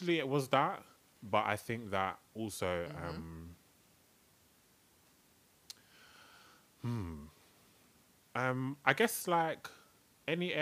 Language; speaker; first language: English; native; English